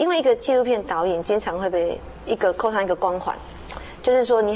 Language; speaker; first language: Chinese; native; Chinese